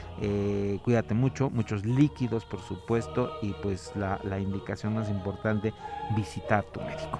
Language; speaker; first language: Spanish; native; Spanish